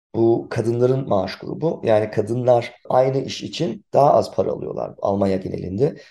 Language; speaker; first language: Turkish; early bilingual, heritage; Turkish